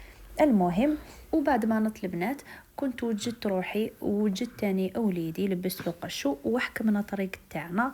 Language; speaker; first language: Arabic; native; Arabic